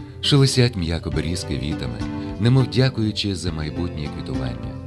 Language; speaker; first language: Ukrainian; native; Ukrainian